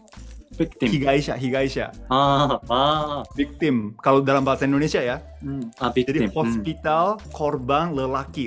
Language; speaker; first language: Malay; non-native, fluent; Japanese